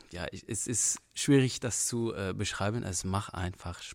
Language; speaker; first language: German; non-native, fluent; French